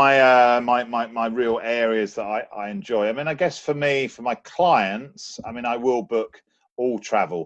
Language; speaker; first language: English; native; English